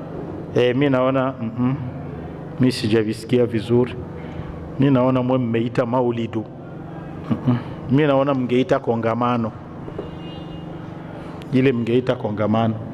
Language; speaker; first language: Swahili; non-native, local second language; Rundi